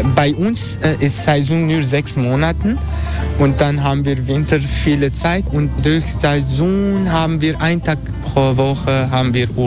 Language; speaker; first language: German; non-native, learner; Turkish